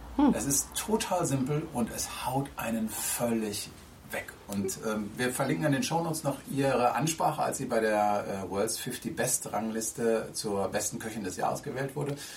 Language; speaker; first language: German; native; German